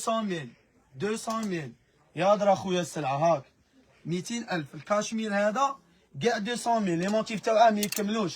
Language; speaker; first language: Arabic; native; Arabic